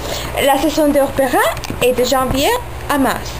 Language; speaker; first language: French; non-native, learner; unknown